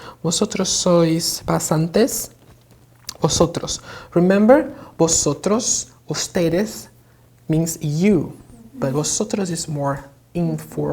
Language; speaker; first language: Spanish; non-native, fluent; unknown